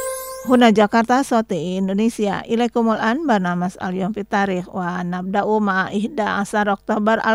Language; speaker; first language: Arabic; non-native, fluent; Indonesian